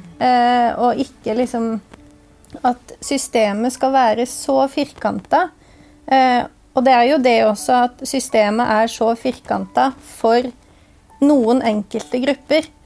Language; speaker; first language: Norwegian; native; Norwegian